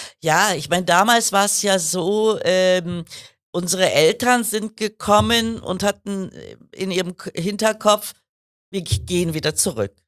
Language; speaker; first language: German; early bilingual, other home language; Kurdish